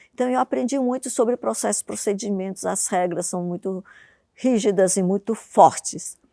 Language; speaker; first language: Portuguese; early bilingual, other home language; Japanese